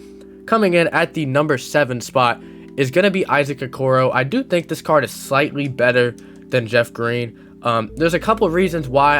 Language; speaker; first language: English; native; English